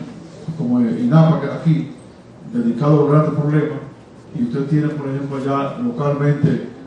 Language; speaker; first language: Spanish; native; Spanish